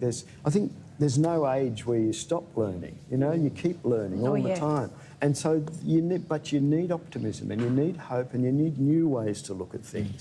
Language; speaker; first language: English; native; English